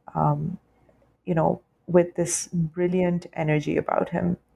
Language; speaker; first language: English; non-native, local second language; Urdu